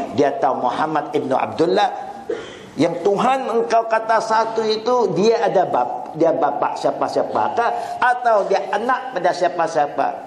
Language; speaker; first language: Malay; non-native, local second language; Chinese